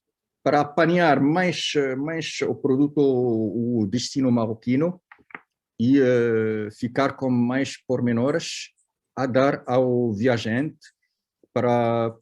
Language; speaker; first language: Portuguese; non-native, fluent; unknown